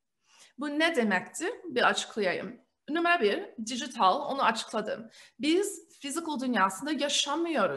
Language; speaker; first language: Turkish; early bilingual, heritage; Turkish